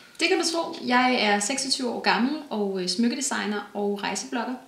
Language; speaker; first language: Danish; native; Danish